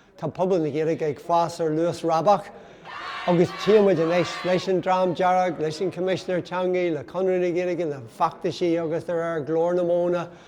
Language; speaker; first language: Irish; non-native, local second language; English